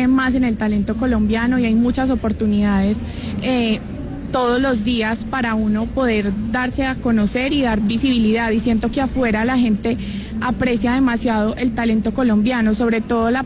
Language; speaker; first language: Spanish; native; Spanish